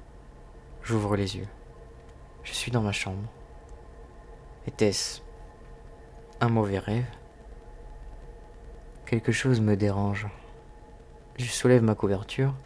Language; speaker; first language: French; native; French